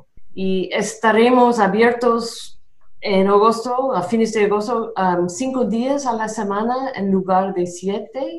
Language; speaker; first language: Spanish; non-native, fluent; English